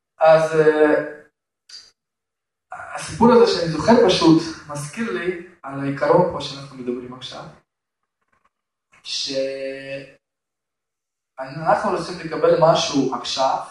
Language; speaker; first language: Hebrew; non-native, fluent; Russian